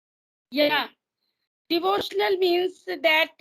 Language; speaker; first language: English; non-native, fluent; Hindi